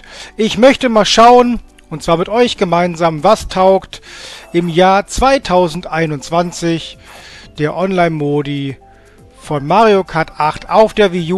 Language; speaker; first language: German; native; German